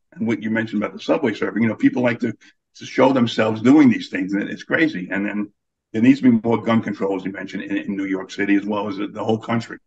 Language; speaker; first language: English; native; English